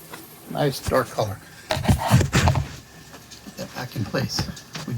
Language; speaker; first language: English; native; English